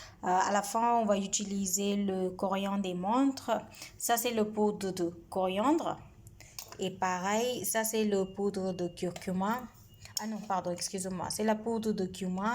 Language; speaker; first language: French; non-native, fluent; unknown